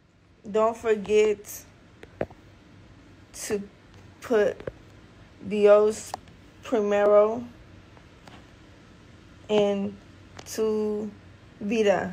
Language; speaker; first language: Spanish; non-native, learner; English